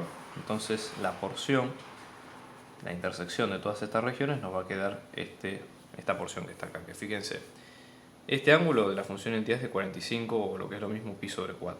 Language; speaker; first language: Spanish; native; Spanish